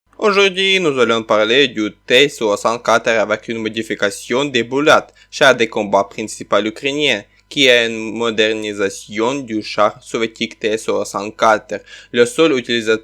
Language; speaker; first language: French; non-native, learner; Ukrainian